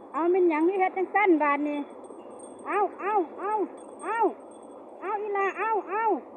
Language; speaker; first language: Thai; native; Thai